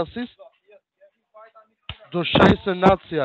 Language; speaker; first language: German; non-native, learner; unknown